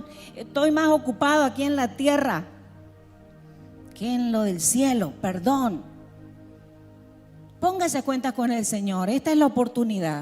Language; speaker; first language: Spanish; native; Spanish